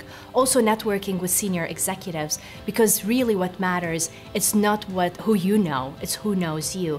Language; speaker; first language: English; non-native, fluent; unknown